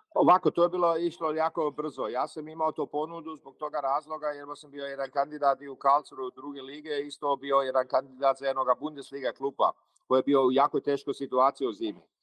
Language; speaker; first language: Croatian; early bilingual, heritage; Croatian